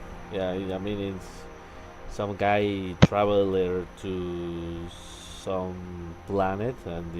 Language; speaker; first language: English; non-native, learner; Spanish